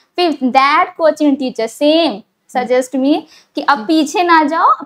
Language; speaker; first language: Hindi; native; Hindi